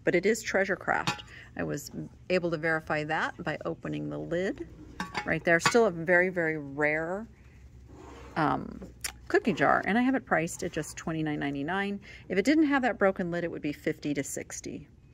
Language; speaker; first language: English; native; English